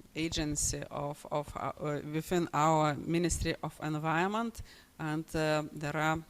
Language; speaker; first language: English; non-native, fluent; Lithuanian